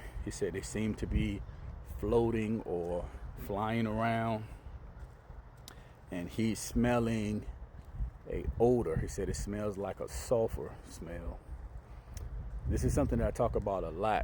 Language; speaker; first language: English; native; English